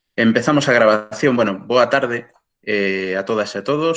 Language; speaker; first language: Spanish; native; Spanish